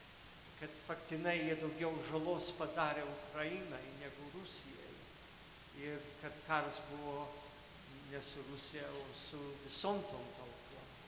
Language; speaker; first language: Lithuanian; early bilingual, heritage; Lithuanian